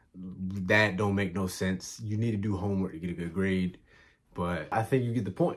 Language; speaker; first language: English; native; English